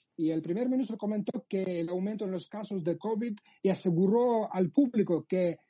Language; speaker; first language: Spanish; non-native, fluent; Georgian